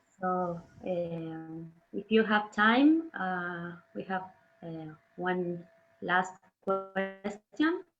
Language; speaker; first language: English; non-native, learner; Spanish